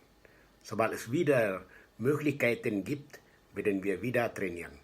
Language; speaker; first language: German; non-native, fluent; Indonesian